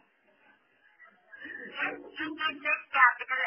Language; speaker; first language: English; non-native, local second language; Malayalam